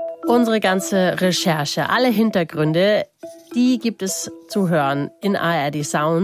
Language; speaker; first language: German; native; German